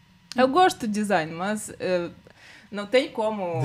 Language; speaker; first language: Portuguese; non-native, learner; Russian